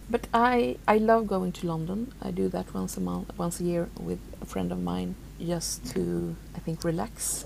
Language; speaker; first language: English; non-native, fluent; Swedish